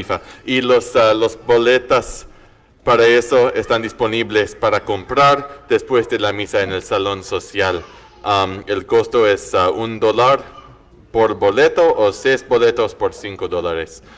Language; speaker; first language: Spanish; non-native, learner; English